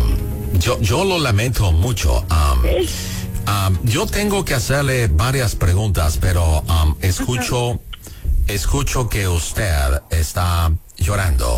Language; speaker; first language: Spanish; non-native, learner; English